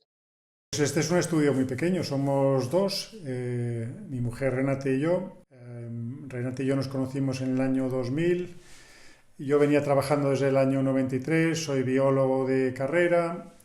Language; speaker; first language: Spanish; native; Spanish